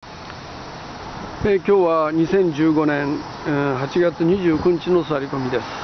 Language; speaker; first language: Japanese; native; Japanese